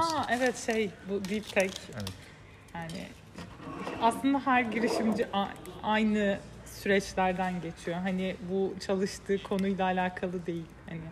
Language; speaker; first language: Turkish; native; Turkish